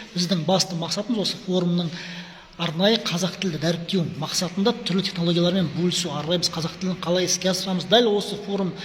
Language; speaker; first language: Kazakh; non-native, local second language; Russian